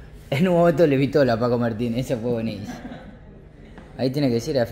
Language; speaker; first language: Spanish; native; Spanish